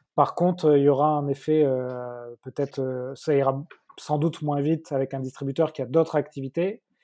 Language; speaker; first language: French; native; French